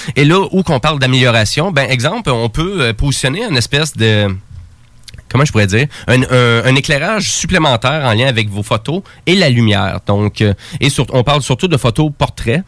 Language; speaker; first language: French; native; French